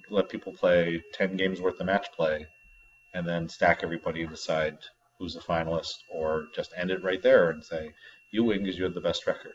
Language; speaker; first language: English; native; English